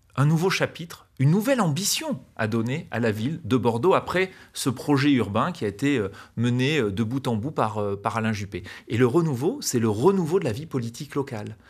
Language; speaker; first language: French; native; French